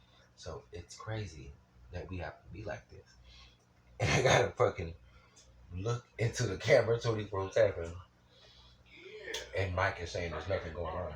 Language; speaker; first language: English; native; English